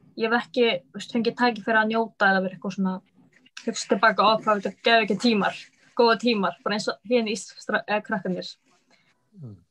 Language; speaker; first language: Icelandic; early bilingual, other home language; Arabic